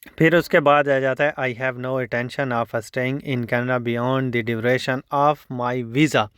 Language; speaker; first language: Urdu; non-native, local second language; Saraiki